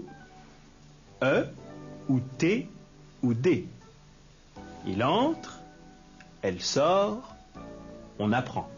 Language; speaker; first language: French; native; French